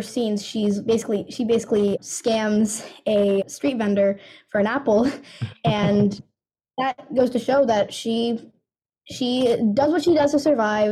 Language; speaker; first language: English; native; English